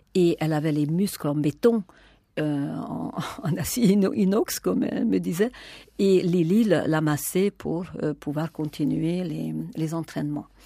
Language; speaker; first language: French; non-native, fluent; Hungarian